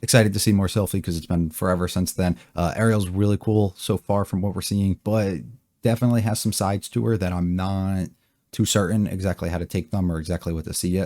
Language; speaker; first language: English; native; English